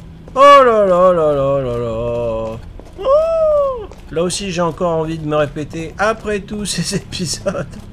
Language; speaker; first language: French; native; French